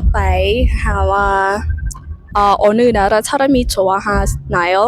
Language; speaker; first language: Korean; non-native, learner; Lao